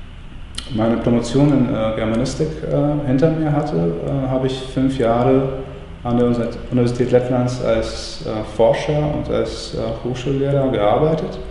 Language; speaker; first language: German; non-native, fluent; Latvian